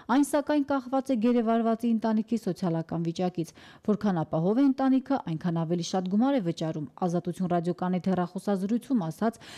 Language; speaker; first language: Armenian; native; Armenian